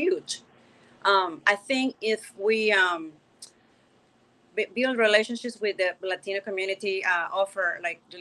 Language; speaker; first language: English; non-native, fluent; Spanish